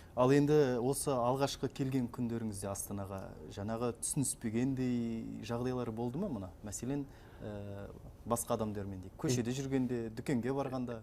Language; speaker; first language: Kazakh; native; Kazakh